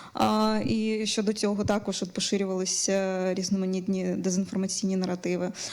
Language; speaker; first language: Ukrainian; native; Ukrainian